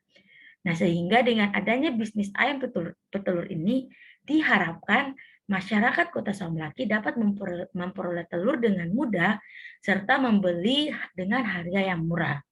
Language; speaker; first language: Indonesian; native; Indonesian